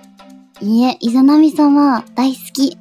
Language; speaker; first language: Japanese; non-native, learner; Cebuano